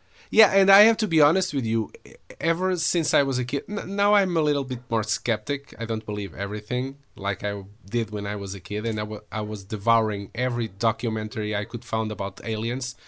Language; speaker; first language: English; non-native, fluent; Portuguese